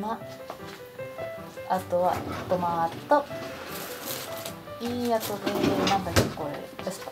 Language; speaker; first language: Japanese; non-native, learner; Spanish